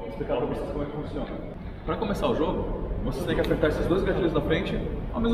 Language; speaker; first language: Portuguese; native; Portuguese